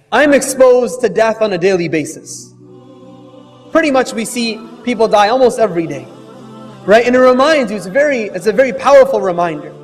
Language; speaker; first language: English; native; English